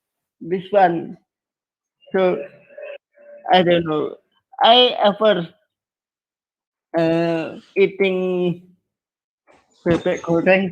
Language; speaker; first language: English; non-native, learner; Indonesian